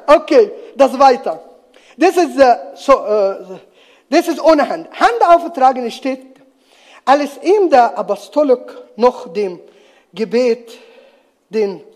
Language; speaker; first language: German; non-native, learner; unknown